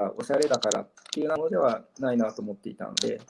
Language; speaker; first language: Japanese; native; Japanese